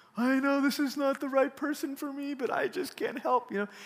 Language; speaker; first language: English; early bilingual, other home language; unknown